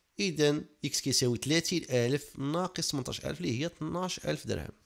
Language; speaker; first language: Arabic; native; Arabic